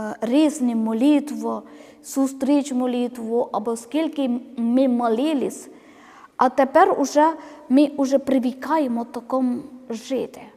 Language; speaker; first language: Ukrainian; non-native, learner; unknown